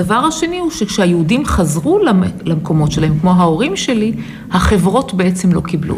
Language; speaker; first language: Hebrew; native; Hebrew